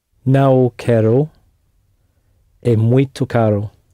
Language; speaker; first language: Portuguese; non-native, learner; English